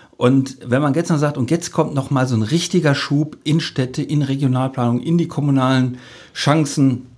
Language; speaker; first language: German; native; German